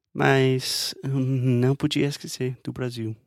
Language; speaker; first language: Portuguese; non-native, fluent; English